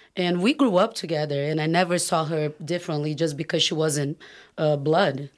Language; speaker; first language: English; non-native, fluent; Portuguese